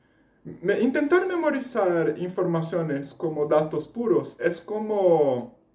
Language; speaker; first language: Spanish; non-native, fluent; Portuguese